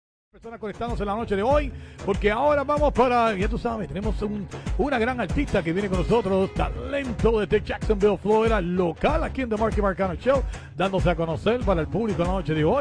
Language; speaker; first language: Spanish; native; Spanish